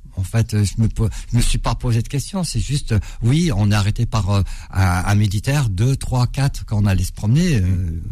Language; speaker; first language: French; early bilingual, other home language; Arabic